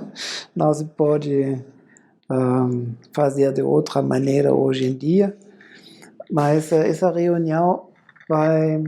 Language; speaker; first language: Portuguese; non-native, fluent; German